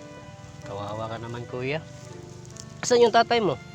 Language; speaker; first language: Filipino; non-native, local second language; Cebuano